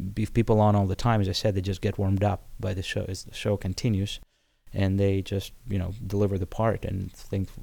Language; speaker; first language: English; non-native, fluent; Ukrainian